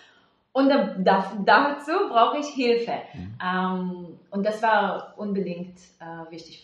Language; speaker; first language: German; non-native, fluent; Hebrew